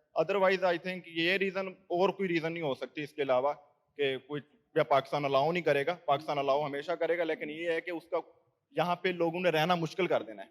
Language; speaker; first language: Urdu; native; Urdu